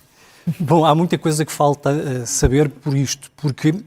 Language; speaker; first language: Portuguese; native; Portuguese